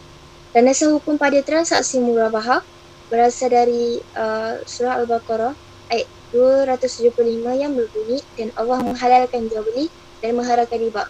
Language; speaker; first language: Malay; native; Malay